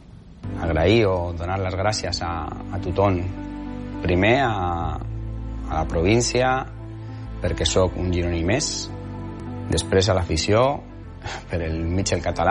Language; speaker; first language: Catalan; non-native, local second language; Spanish